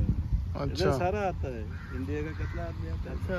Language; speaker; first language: Hindi; non-native, learner; Bangla